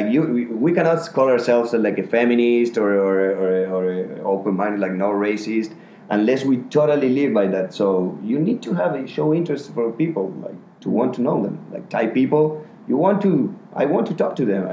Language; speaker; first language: English; non-native, fluent; Spanish